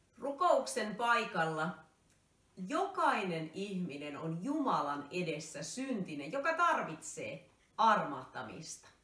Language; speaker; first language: Finnish; native; Finnish